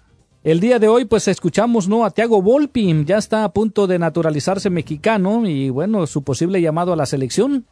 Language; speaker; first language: Spanish; native; Spanish